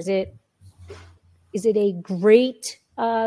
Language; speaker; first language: English; native; English